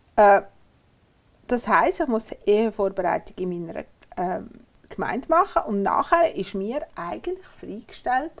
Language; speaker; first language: German; native; German